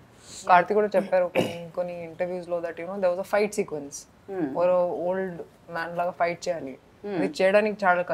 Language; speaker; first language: Telugu; non-native, fluent; Hindi